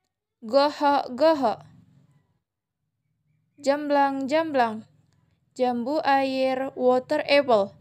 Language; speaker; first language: Indonesian; native; Indonesian